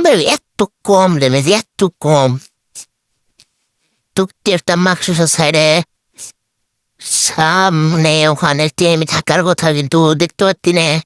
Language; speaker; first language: Bangla; native; Bangla